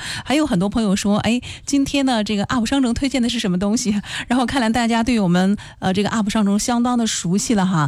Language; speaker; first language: Chinese; native; Chinese